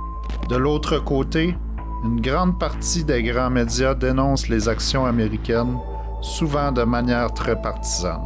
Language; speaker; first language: French; native; French